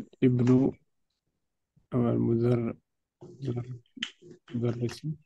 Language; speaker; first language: Arabic; non-native, learner; French